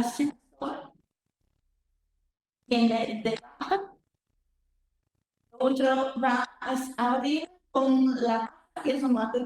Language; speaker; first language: Spanish; non-native, learner; Portuguese